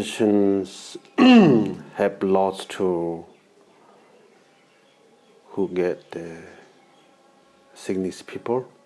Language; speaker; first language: English; non-native, learner; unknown